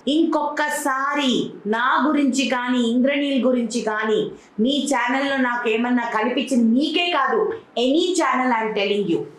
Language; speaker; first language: Telugu; native; Telugu